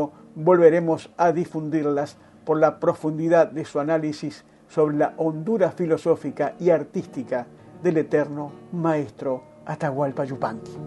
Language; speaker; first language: Spanish; native; Spanish